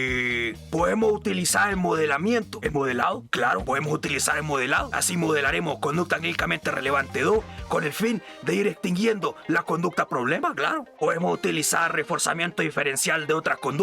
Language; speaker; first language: Spanish; native; Spanish